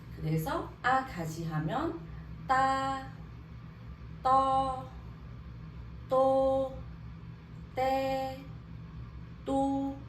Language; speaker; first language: Korean; non-native, learner; Vietnamese